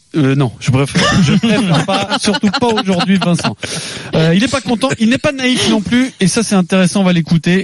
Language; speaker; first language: French; native; French